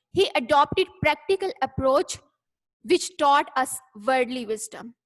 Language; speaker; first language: English; non-native, local second language; Urdu